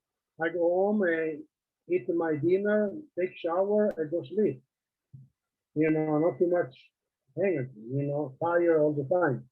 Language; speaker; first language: English; non-native, learner; Italian